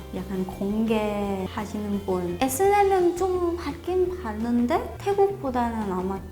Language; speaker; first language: Korean; non-native, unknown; Thai